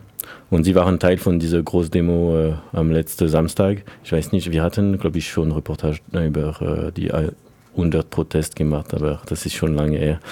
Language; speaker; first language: German; non-native, fluent; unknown